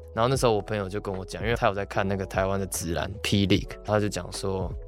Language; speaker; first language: Chinese; native; Chinese